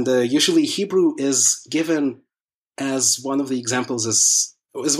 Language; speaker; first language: English; early bilingual, other home language; Russian